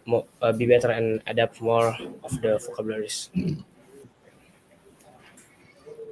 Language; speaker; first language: English; non-native, learner; Indonesian